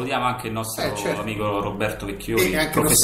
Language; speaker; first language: Italian; native; Italian